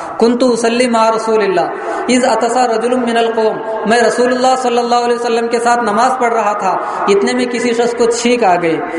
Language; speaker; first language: Urdu; native; Urdu